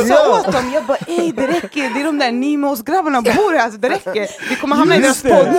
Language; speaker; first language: Swedish; native; Swedish